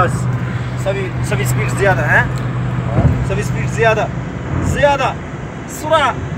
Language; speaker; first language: Arabic; non-native, learner; Urdu